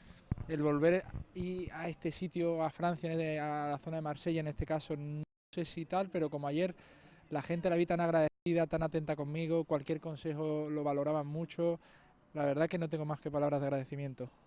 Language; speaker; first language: Spanish; native; Spanish